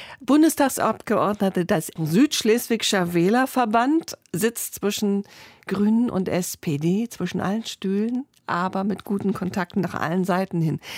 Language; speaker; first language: German; native; German